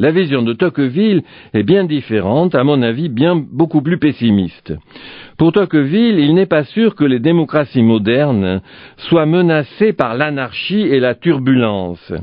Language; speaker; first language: French; native; French